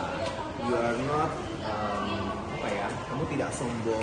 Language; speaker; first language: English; non-native, learner; Indonesian